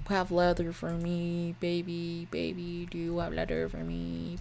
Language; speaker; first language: English; native; English